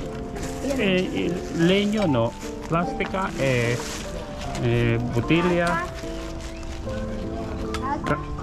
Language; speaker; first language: Italian; non-native, learner; Filipino